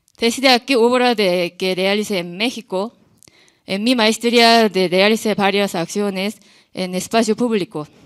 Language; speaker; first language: Spanish; non-native, learner; Korean